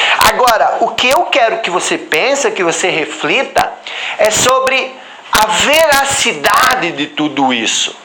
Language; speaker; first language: Portuguese; non-native, local second language; German